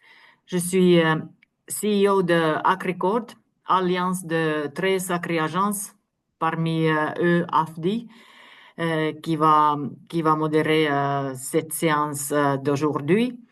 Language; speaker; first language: French; non-native, fluent; Finnish